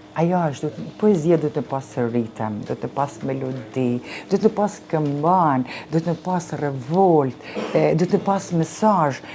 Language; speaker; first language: Albanian; native; Albanian